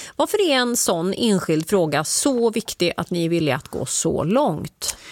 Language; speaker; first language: Swedish; native; Swedish